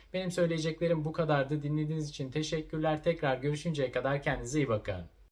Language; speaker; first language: Turkish; native; Turkish